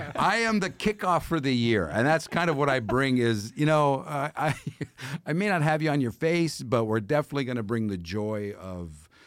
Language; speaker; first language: English; native; English